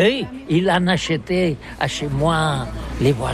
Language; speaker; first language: French; non-native, learner; Catalan